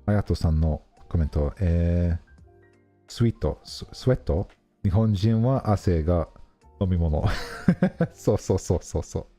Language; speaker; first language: Japanese; non-native, learner; English